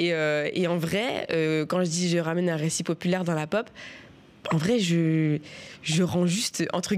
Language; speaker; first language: French; native; French